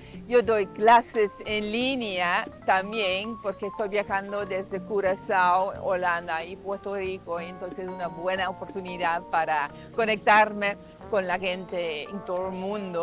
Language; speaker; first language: Spanish; non-native, fluent; Dutch